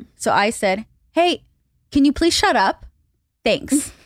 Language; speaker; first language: English; non-native, fluent; Hebrew